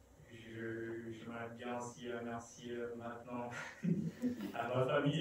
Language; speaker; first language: French; non-native, fluent; Portuguese